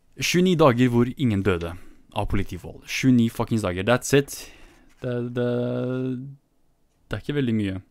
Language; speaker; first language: Norwegian; early bilingual, other home language; Kurdish